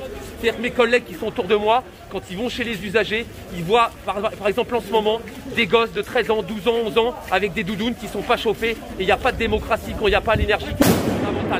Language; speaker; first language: French; native; French